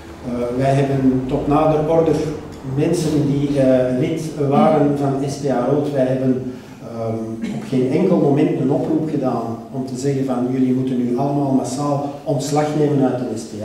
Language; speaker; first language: Dutch; native; Dutch